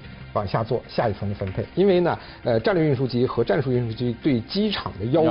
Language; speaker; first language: Chinese; native; Chinese